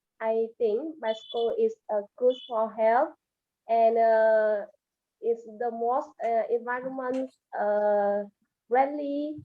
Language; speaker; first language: English; non-native, learner; Vietnamese